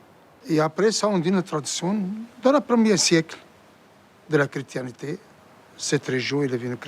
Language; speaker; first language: French; non-native, fluent; Assyrian Neo-Aramaic